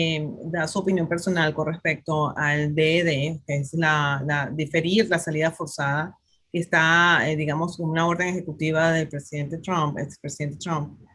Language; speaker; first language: Spanish; native; Spanish